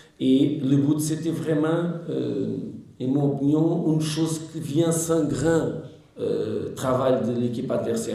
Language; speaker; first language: French; non-native, learner; Portuguese